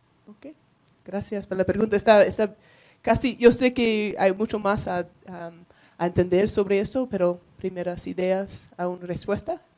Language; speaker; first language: Spanish; non-native, learner; English